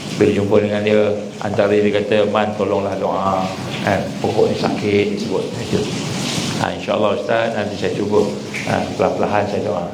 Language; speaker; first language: Malay; native; Malay